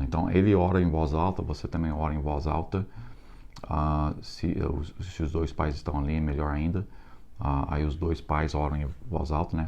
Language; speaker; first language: Portuguese; non-native, fluent; English